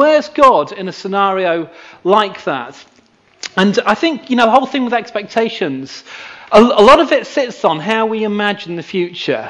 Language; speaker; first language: English; native; English